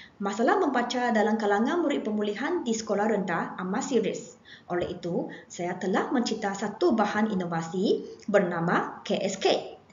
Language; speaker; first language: Malay; non-native, local second language; Chinese